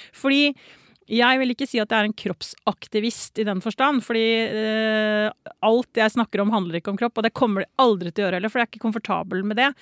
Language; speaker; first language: Norwegian; native; Norwegian